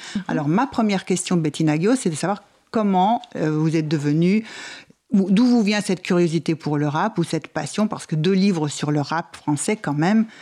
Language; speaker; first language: French; native; French